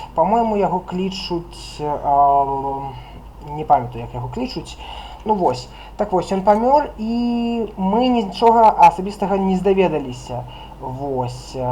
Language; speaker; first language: Belarusian; non-native, local second language; Russian